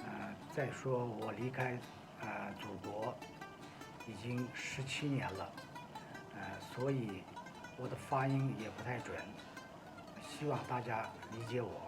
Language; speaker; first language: Chinese; non-native, local second language; Uyghur